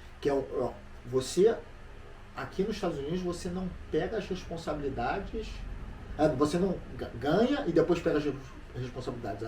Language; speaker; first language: Portuguese; native; Portuguese